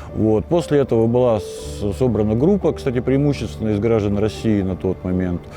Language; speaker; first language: Russian; native; Russian